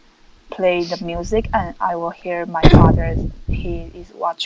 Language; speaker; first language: English; non-native, learner; Chinese